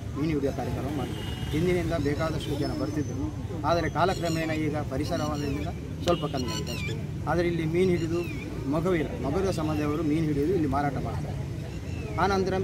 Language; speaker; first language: Kannada; non-native, local second language; Tulu